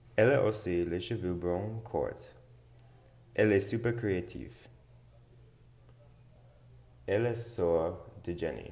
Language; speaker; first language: French; non-native, learner; English